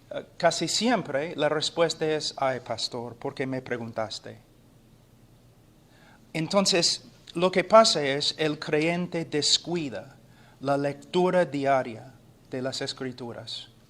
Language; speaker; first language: Spanish; non-native, fluent; English